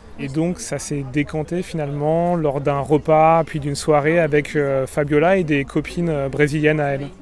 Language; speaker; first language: French; native; French